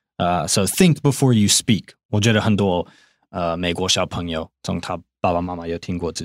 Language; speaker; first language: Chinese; non-native, fluent; English